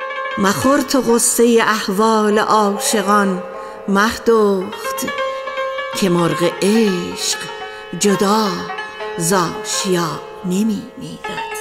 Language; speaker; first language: Persian; native; Persian